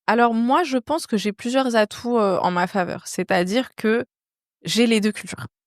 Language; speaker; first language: French; native; French